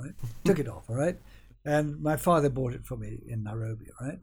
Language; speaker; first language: English; native; English